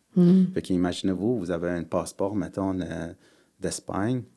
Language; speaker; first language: French; early bilingual, other home language; Persian